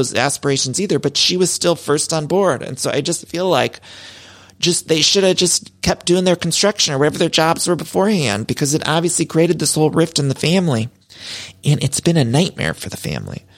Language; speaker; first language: English; early bilingual, other home language; Italian